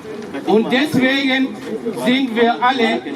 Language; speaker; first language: German; non-native, fluent; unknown